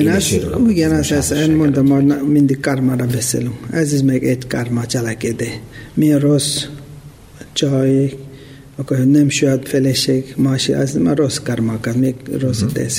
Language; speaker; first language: Hungarian; non-native, learner; Tibetan